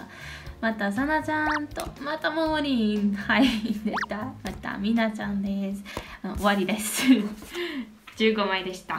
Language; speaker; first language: Japanese; non-native, learner; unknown